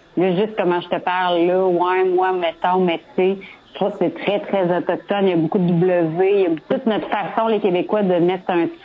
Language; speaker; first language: French; native; French